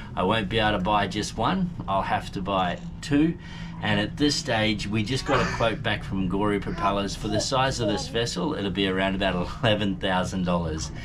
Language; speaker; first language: English; native; English